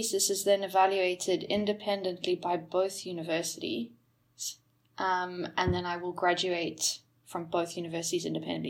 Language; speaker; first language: English; native; English